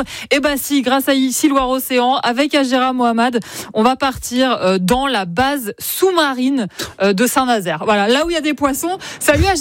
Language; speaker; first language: French; native; French